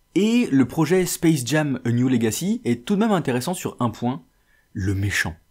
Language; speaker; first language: French; native; French